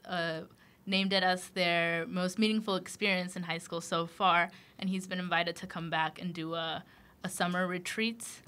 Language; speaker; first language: English; early bilingual, other home language; Spanish